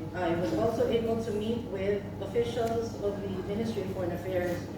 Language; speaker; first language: English; non-native, local second language; Filipino